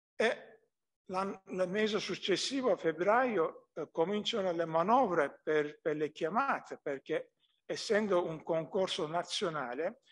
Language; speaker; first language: Italian; non-native, fluent; Turkish